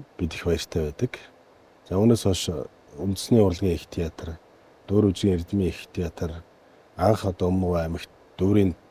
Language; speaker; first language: Mongolian; native; Mongolian